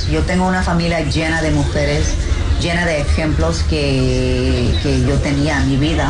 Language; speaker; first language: Spanish; early bilingual, heritage; English